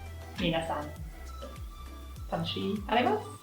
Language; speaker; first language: Japanese; non-native, learner; English